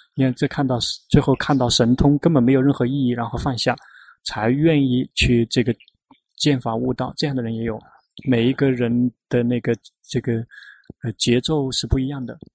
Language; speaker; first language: Chinese; non-native, fluent; Thai